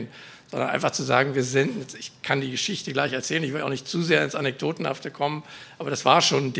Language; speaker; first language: German; native; German